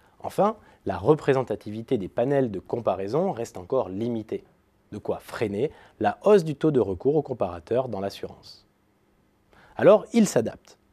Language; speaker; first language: French; native; French